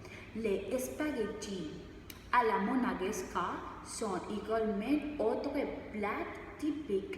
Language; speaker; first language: French; non-native, learner; Spanish